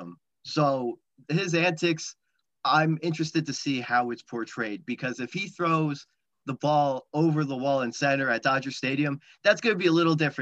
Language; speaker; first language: English; native; English